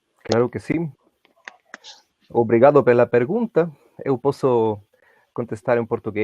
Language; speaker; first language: Portuguese; non-native, fluent; Spanish